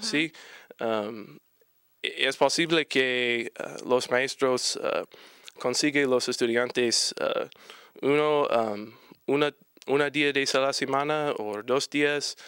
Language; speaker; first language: Spanish; non-native, learner; English